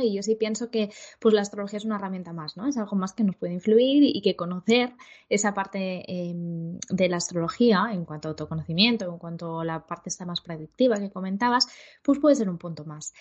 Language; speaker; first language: Spanish; native; Spanish